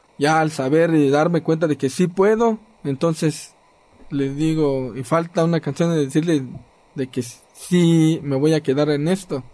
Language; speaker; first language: Spanish; non-native, local second language; Zapotec